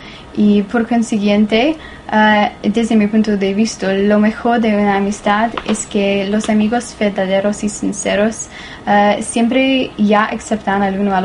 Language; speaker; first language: Spanish; non-native, learner; English